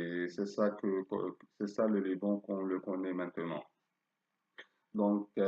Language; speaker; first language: French; non-native, fluent; Arabic